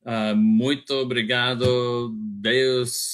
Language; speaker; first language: Portuguese; non-native, learner; English